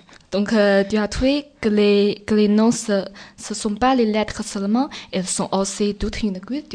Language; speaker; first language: French; non-native, learner; Chinese